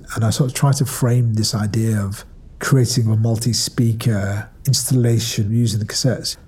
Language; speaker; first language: English; native; English